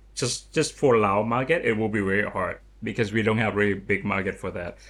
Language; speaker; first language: English; non-native, learner; Lao